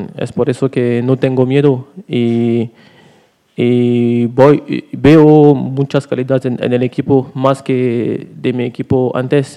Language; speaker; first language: Spanish; non-native, learner; French